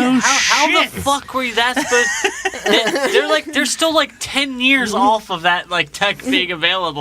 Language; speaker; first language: English; native; English